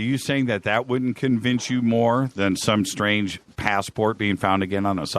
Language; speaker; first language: English; native; English